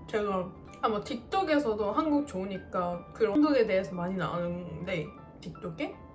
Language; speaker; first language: Korean; non-native, fluent; Japanese